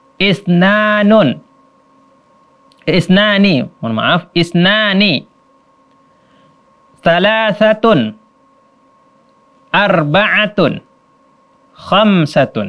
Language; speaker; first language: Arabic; non-native, fluent; Indonesian